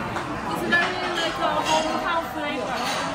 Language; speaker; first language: English; non-native, learner; Chinese